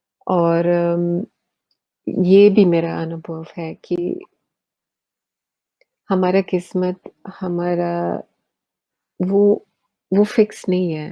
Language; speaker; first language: Hindi; early bilingual, heritage; English